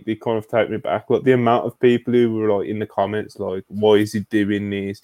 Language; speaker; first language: English; native; English